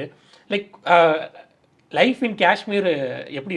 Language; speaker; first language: Tamil; native; Tamil